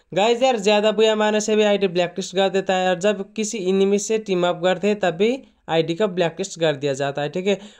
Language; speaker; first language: Hindi; native; Hindi